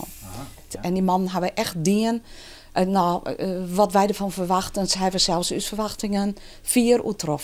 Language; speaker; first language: Dutch; non-native, local second language; Western Frisian